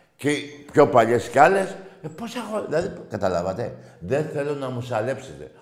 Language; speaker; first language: Greek; native; Greek